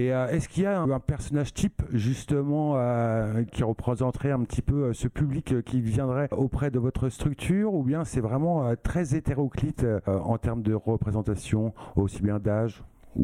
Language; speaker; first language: French; native; French